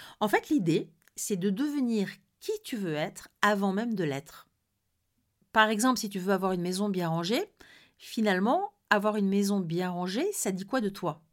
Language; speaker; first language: French; native; French